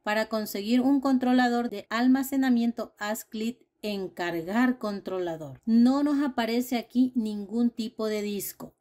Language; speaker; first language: Spanish; native; Spanish